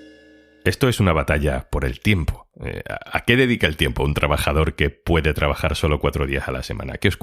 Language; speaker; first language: Spanish; native; Spanish